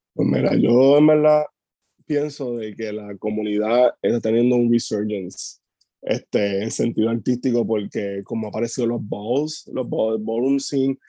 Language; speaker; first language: Spanish; native; Spanish